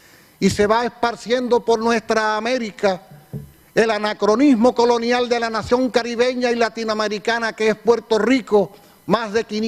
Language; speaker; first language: Spanish; native; Spanish